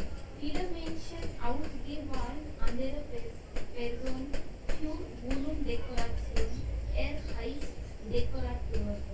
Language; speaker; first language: German; non-native, learner; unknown